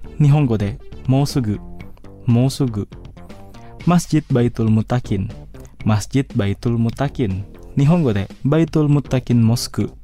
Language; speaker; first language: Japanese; non-native, fluent; Indonesian